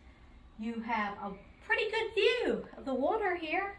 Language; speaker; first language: English; native; English